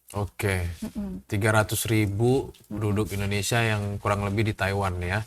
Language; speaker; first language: Indonesian; native; Indonesian